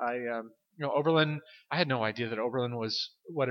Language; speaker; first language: English; native; English